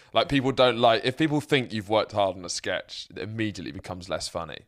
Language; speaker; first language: English; native; English